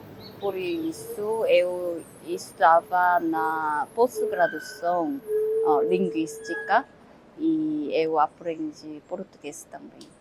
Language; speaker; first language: Portuguese; non-native, learner; Korean